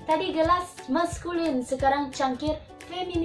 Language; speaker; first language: Indonesian; non-native, local second language; Minangkabau